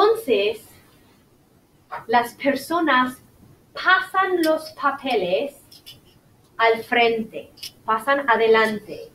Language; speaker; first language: Spanish; non-native, learner; English